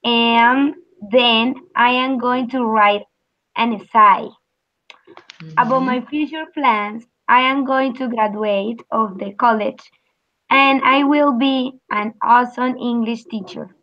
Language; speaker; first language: English; non-native, learner; Spanish